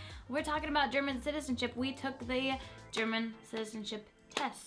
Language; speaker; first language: English; native; English